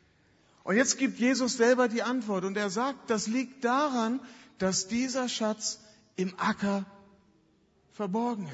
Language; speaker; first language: German; native; German